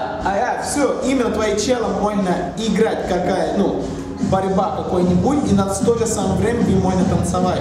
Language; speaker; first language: Russian; non-native, learner; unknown